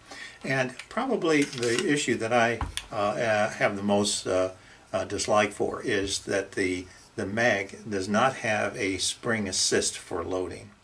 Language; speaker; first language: English; native; English